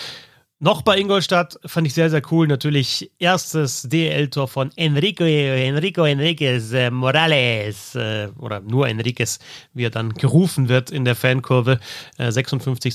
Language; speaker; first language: German; native; German